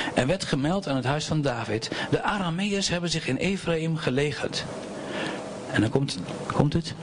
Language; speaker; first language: Dutch; native; Dutch